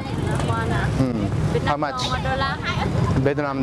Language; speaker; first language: English; non-native, learner; Thai